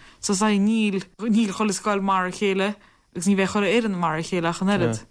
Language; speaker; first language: Irish; native; Irish